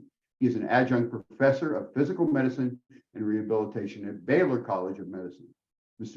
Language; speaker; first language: English; native; English